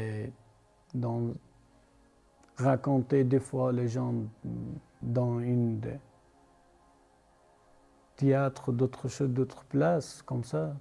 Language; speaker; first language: French; non-native, learner; Persian